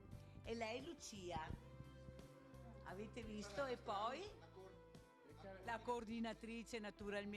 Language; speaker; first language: Italian; native; Italian